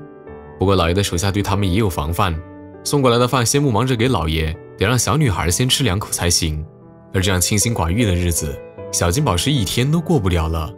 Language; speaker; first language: Chinese; native; Chinese